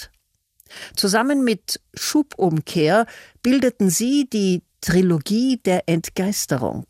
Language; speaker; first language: German; native; German